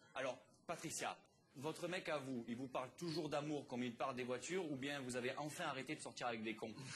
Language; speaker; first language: French; native; French